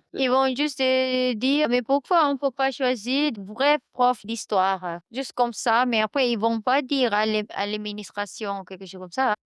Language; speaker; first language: French; non-native, fluent; Malay